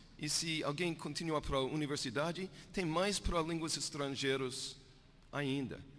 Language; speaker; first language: Portuguese; non-native, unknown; English